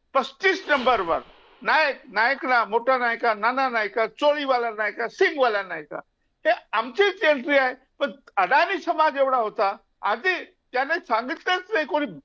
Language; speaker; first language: Marathi; non-native, local second language; Lambadi